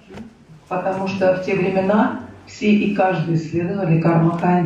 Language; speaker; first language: Russian; native; Russian